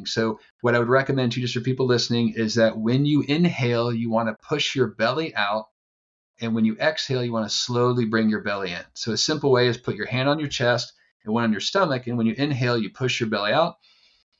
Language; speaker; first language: English; native; English